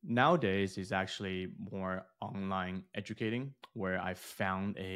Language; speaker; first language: English; early bilingual, other home language; Chinese